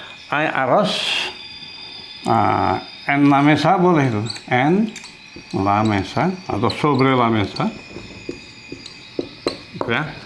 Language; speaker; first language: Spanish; non-native, fluent; Indonesian